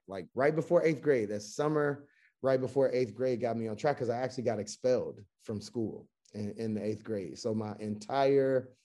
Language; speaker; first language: English; native; English